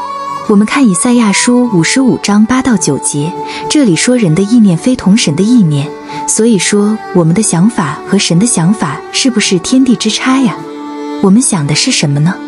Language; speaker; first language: Chinese; native; Chinese